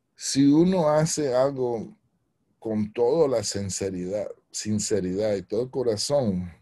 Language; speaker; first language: Spanish; early bilingual, heritage; Spanish